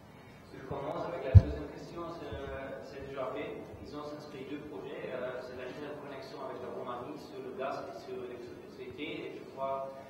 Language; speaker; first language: French; non-native, fluent; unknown